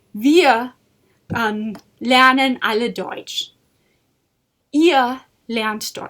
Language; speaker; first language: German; non-native, fluent; English